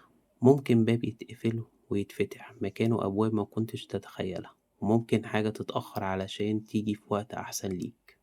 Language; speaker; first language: Arabic; native; Arabic